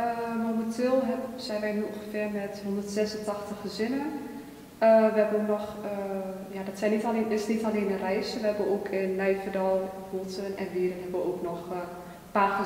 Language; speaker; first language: Dutch; early bilingual, other home language; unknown